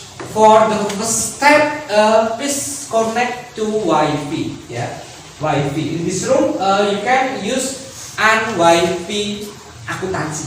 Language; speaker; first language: English; non-native, learner; Indonesian